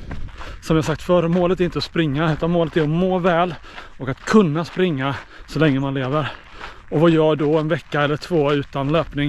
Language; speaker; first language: Swedish; native; Swedish